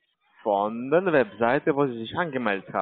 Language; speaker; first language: German; non-native, learner; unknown